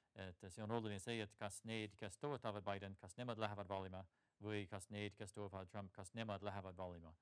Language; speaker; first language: Estonian; non-native, fluent; English